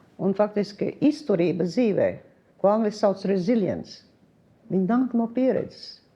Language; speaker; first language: Latvian; early bilingual, heritage; Latvian